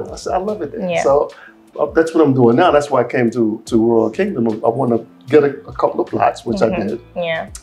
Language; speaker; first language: English; native; English